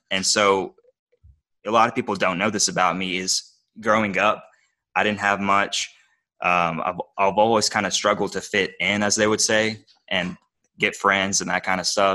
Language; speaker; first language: English; early bilingual, other home language; Bosnian